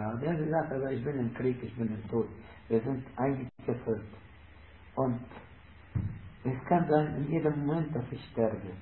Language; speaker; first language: German; non-native, fluent; Arabic